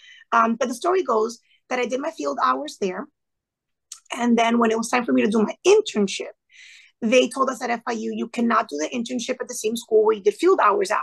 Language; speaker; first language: English; early bilingual, other home language; Spanish